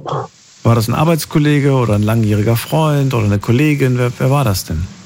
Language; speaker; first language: German; native; German